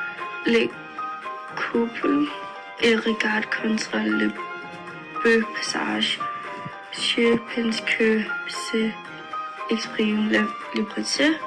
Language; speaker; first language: French; non-native, learner; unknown